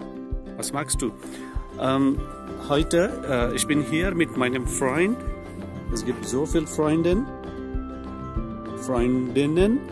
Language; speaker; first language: German; non-native, learner; Marathi